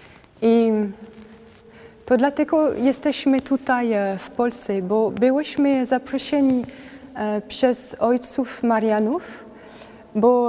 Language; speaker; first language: Polish; non-native, learner; French